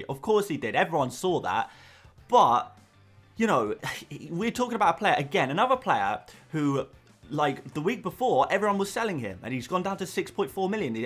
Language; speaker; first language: English; native; English